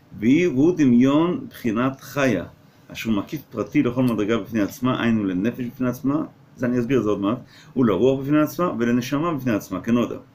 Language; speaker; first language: Hebrew; non-native, fluent; English